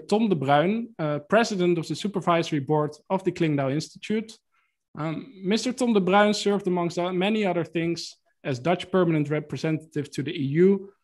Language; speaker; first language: English; non-native, fluent; Dutch